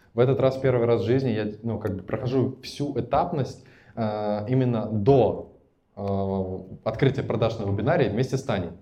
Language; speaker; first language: Russian; native; Russian